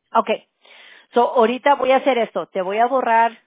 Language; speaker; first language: Spanish; early bilingual, heritage; Spanish